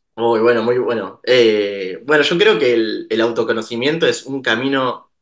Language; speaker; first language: Spanish; native; Spanish